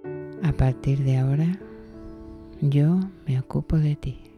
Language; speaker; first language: Spanish; native; Spanish